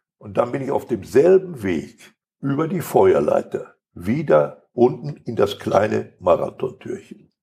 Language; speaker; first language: German; native; German